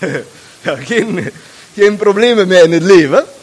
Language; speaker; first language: Dutch; non-native, fluent; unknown